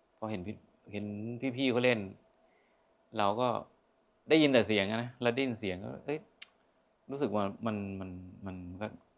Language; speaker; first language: Thai; native; Thai